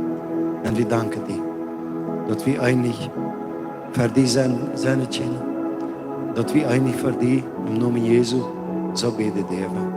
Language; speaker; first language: German; non-native, learner; Plautdietsch